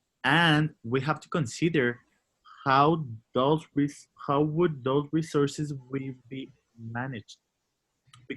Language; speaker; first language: English; non-native, learner; Spanish